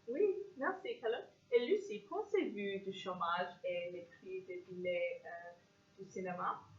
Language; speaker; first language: French; non-native, fluent; English